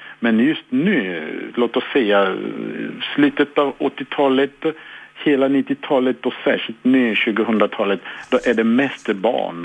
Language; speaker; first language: Swedish; non-native, fluent; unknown